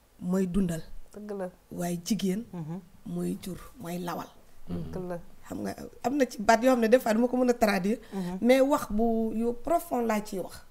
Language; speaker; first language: Wolof; non-native, local second language; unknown